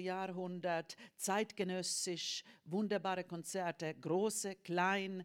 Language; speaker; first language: German; non-native, fluent; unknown